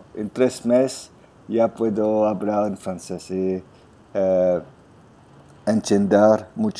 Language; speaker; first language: Spanish; non-native, learner; French